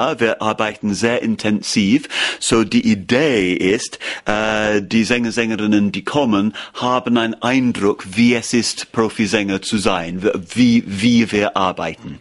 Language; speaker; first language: German; non-native, learner; English